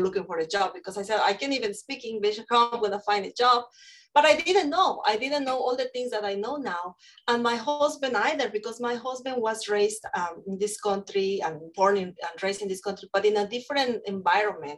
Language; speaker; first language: English; non-native, fluent; Spanish